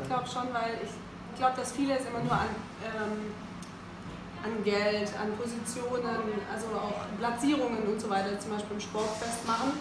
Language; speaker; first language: German; native; German